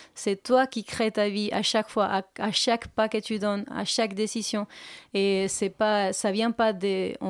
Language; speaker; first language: French; non-native, fluent; Spanish